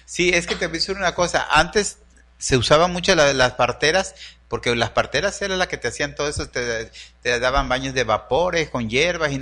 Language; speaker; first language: Spanish; native; Spanish